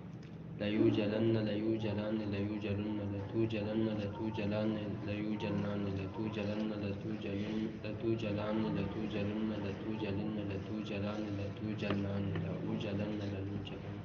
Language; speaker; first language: Arabic; non-native, learner; Urdu